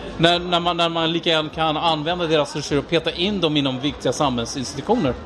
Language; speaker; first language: Swedish; non-native, fluent; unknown